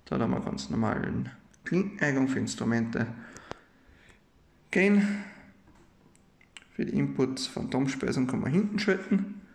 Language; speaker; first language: German; native; German